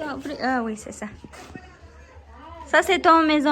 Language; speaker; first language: French; non-native, learner; Kazakh